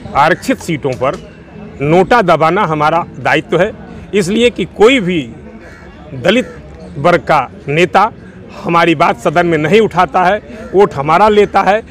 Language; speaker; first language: Hindi; native; Hindi